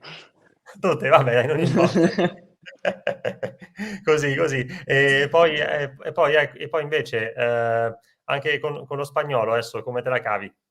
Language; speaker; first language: Italian; native; Italian